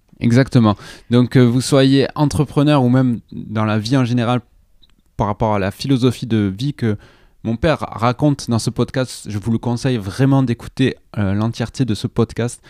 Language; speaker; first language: French; native; French